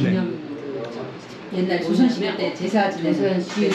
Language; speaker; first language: Korean; native; Korean